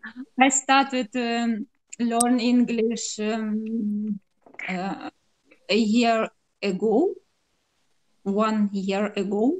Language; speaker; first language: English; non-native, learner; Russian